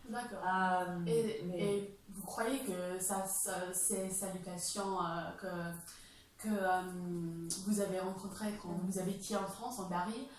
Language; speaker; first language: French; non-native, fluent; English